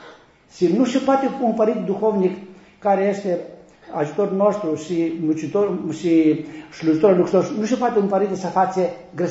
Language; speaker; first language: Romanian; non-native, learner; Greek